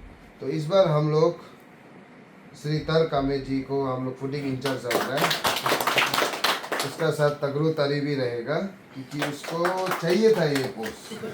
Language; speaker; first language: Hindi; non-native, local second language; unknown